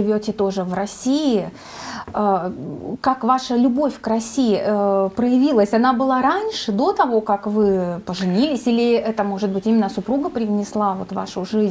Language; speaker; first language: Russian; native; Russian